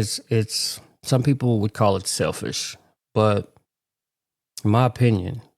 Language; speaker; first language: English; native; English